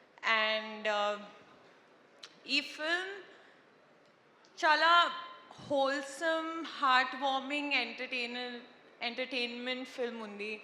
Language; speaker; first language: Telugu; non-native, learner; Hindi